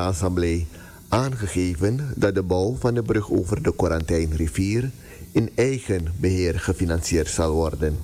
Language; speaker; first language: Dutch; native; Dutch